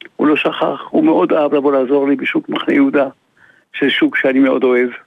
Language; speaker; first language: Hebrew; non-native, fluent; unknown